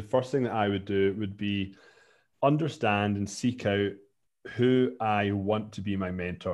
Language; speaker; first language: English; native; English